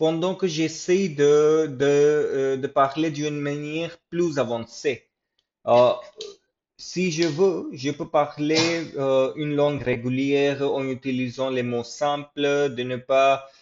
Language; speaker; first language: French; non-native, fluent; English